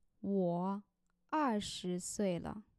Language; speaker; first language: Chinese; non-native, learner; German